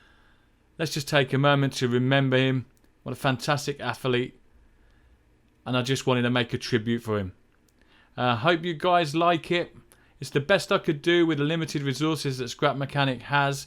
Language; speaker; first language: English; native; English